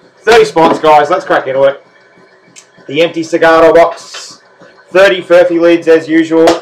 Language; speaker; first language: English; native; English